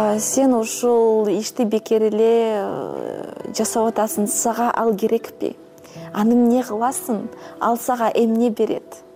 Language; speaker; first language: Kyrgyz; non-native, fluent; Russian